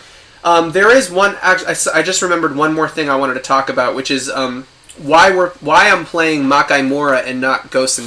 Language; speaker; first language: English; native; English